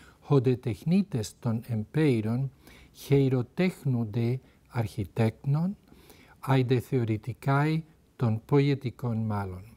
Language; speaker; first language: Greek; non-native, fluent; Spanish